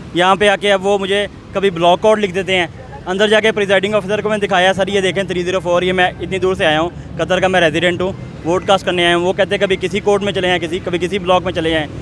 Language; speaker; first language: Urdu; native; Urdu